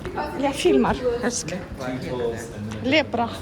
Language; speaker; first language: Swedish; non-native, learner; Russian